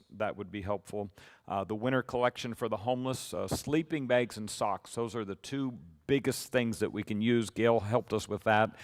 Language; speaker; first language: English; native; English